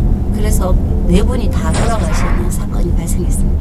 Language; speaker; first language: Korean; native; Korean